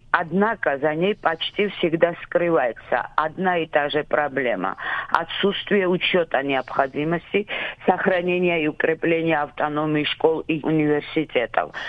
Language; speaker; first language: Russian; non-native, local second language; Georgian